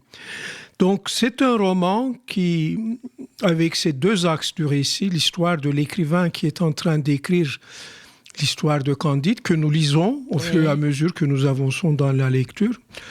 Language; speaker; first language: French; non-native, fluent; Turkish